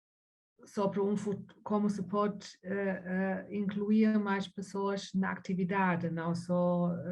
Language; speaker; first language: Portuguese; non-native, fluent; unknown